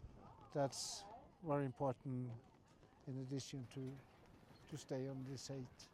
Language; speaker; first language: English; non-native, fluent; Norwegian